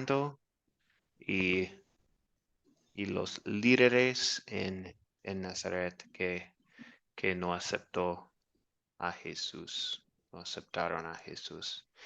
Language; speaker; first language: Spanish; non-native, fluent; English